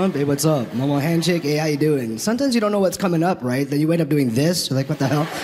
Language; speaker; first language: English; early bilingual, other home language; Filipino